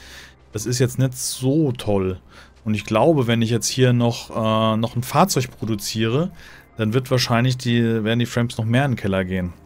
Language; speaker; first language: German; native; German